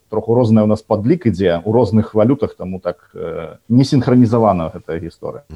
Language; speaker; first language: Belarusian; non-native, local second language; Russian